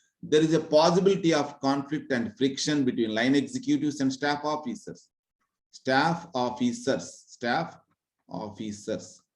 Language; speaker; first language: English; non-native, local second language; Telugu